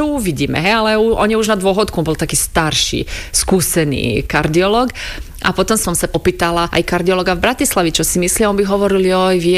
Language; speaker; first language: Slovak; non-native, fluent; Croatian